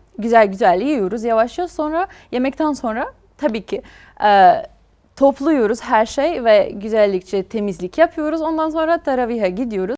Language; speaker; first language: Turkish; non-native, fluent; Arabic